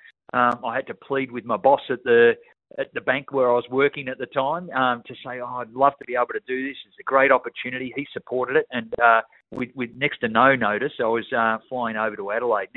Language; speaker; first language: English; native; English